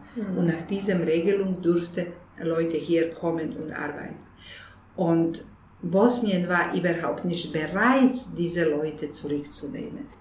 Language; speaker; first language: German; non-native, fluent; Bosnian